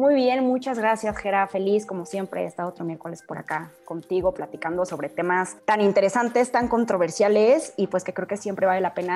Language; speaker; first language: Spanish; native; Spanish